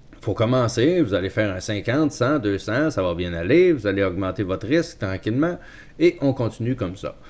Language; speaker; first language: French; native; French